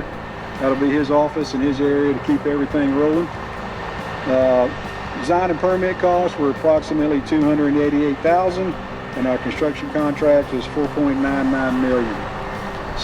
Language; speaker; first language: English; native; English